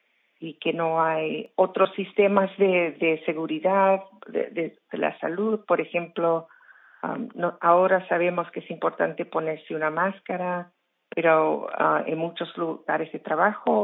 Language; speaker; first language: Spanish; early bilingual, heritage; English